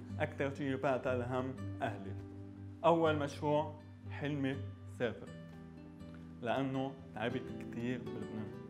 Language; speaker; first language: Arabic; native; Arabic